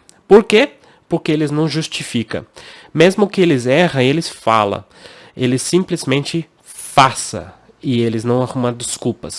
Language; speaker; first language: Portuguese; non-native, fluent; English